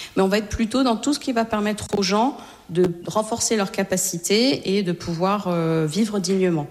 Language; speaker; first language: French; native; French